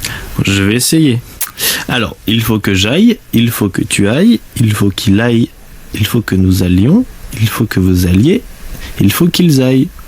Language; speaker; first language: French; native; French